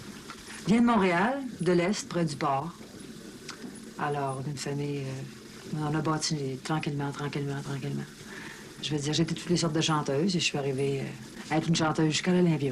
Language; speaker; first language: French; native; French